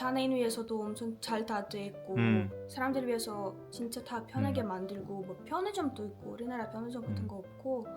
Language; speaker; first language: Korean; non-native, fluent; Russian